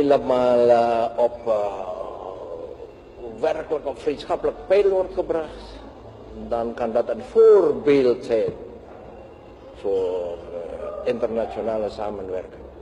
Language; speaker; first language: Dutch; non-native, local second language; Javanese